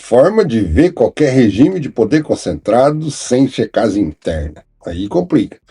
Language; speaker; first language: Portuguese; native; Portuguese